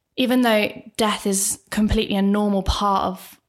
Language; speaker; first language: English; native; English